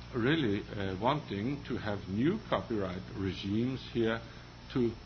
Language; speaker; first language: English; non-native, fluent; Danish